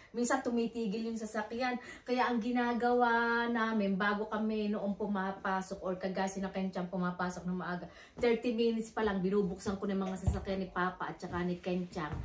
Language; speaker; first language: Filipino; native; Filipino